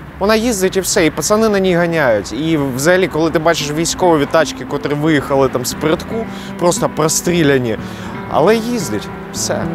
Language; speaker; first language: Ukrainian; non-native, local second language; Russian